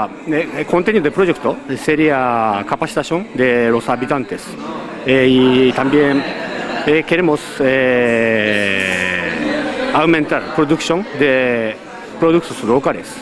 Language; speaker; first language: Spanish; non-native, learner; Japanese